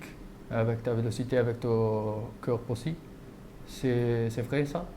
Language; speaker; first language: French; non-native, learner; English